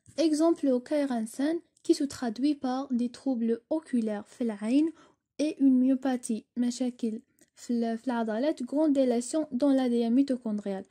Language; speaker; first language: French; non-native, local second language; Arabic